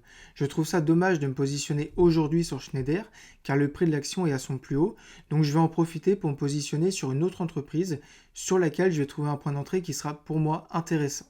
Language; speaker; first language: French; native; French